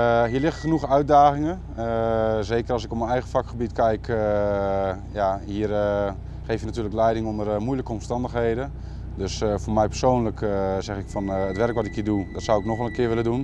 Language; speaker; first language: Dutch; native; Dutch